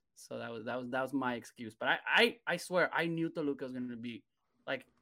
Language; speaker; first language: English; native; English